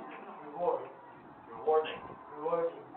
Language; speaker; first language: English; non-native, learner; Chinese